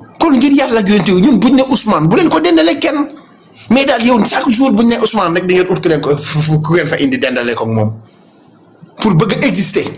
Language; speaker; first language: Wolof; non-native, local second language; Fula